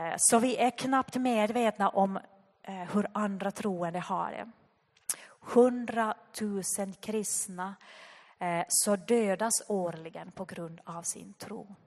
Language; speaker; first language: Swedish; native; Swedish